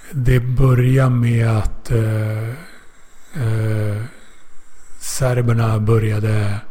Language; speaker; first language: Swedish; native; Swedish